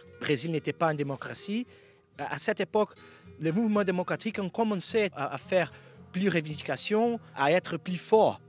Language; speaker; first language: French; non-native, fluent; Portuguese